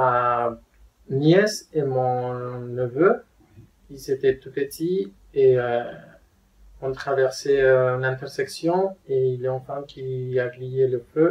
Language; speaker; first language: French; non-native, fluent; Spanish